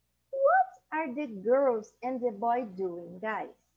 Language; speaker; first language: English; non-native, fluent; Portuguese